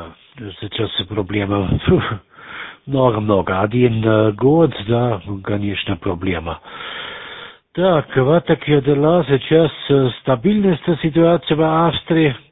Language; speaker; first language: Russian; non-native, learner; German